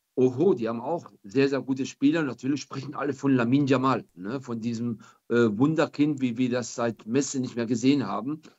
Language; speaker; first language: German; native; German